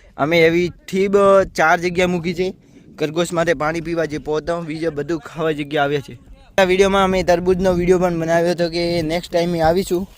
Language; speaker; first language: Gujarati; native; Gujarati